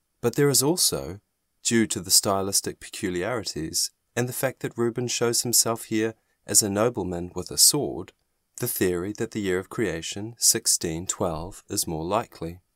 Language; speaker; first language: English; non-native, fluent; German